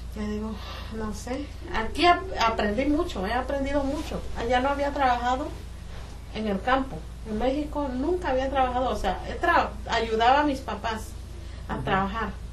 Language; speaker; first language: Spanish; native; Spanish